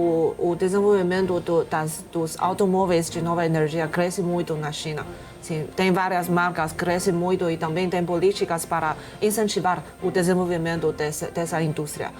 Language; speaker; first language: Portuguese; non-native, fluent; Chinese